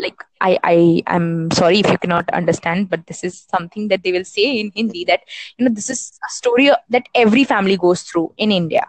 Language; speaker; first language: English; non-native, local second language; Hindi